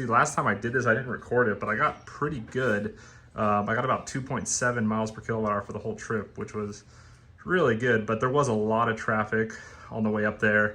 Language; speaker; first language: English; native; English